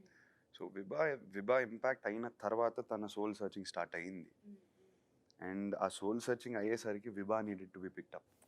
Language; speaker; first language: Telugu; non-native, fluent; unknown